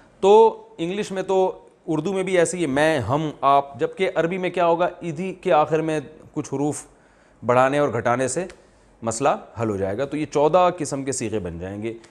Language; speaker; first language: Urdu; native; Urdu